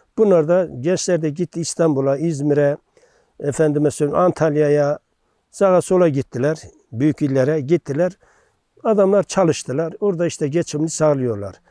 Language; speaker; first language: Turkish; native; Turkish